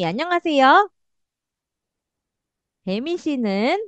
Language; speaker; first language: Korean; non-native, fluent; Indonesian